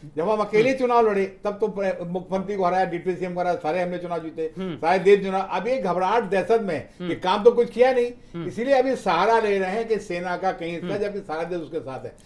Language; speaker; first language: Hindi; native; Hindi